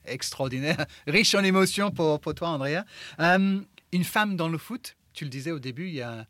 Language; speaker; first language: French; non-native, fluent; English